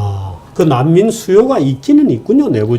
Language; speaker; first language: Korean; native; Korean